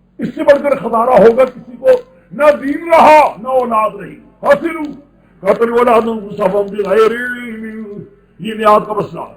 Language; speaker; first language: Urdu; non-native, local second language; Pashto